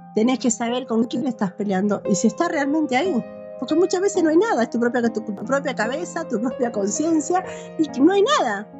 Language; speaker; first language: Spanish; native; Spanish